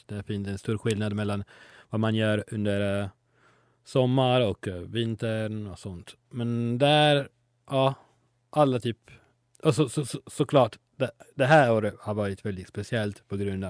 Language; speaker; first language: Swedish; non-native, learner; Italian